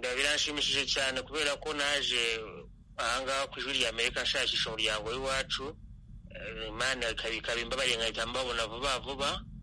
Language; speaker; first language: Kinyarwanda; early bilingual, heritage; Kinyarwanda